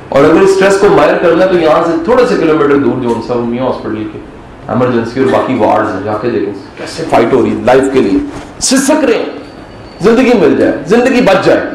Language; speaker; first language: Urdu; non-native, local second language; Punjabi